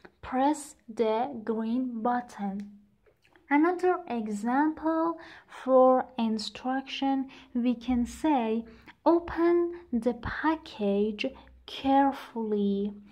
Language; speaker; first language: English; non-native, fluent; Persian